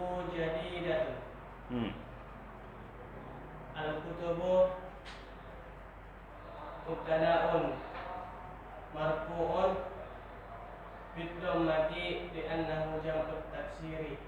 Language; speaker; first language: Arabic; non-native, learner; Indonesian